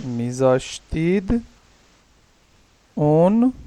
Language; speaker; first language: Persian; non-native, learner; Urdu